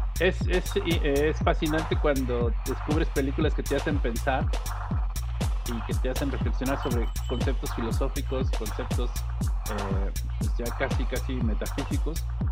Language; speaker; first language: Spanish; native; Spanish